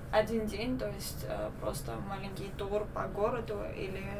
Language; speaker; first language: Russian; non-native, local second language; Armenian